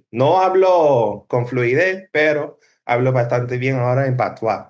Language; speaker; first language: Spanish; non-native, fluent; English